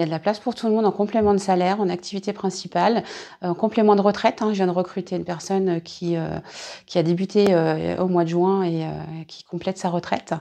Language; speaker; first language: French; native; French